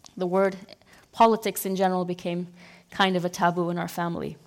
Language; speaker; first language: English; non-native, fluent; Arabic